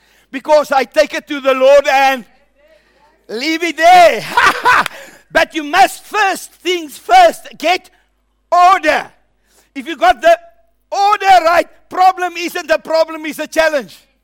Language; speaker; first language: English; non-native, local second language; Afrikaans